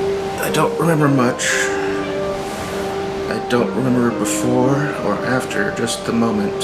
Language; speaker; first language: English; native; English